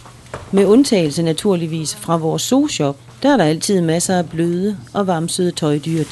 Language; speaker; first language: Danish; native; Danish